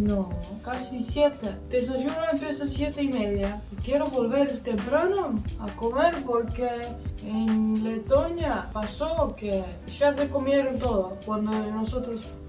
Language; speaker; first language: Spanish; non-native, fluent; Estonian